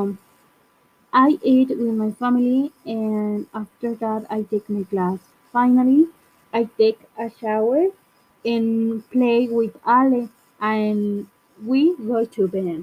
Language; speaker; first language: English; non-native, learner; Spanish